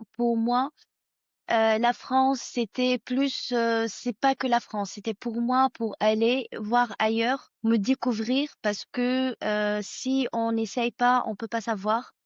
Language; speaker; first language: French; non-native, local second language; Arabic